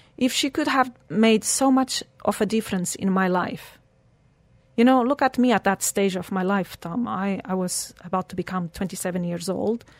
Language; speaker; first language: English; non-native, fluent; Portuguese